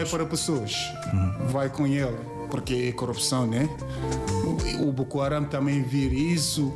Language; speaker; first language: Portuguese; non-native, learner; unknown